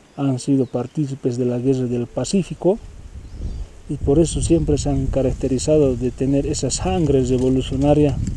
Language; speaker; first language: Spanish; native; Spanish